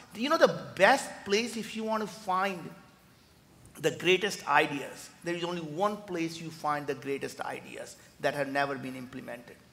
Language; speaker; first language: English; non-native, local second language; Hindi